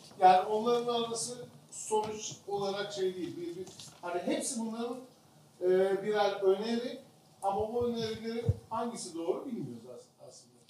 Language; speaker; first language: Turkish; native; Turkish